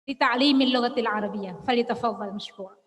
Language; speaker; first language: Arabic; non-native, fluent; Indonesian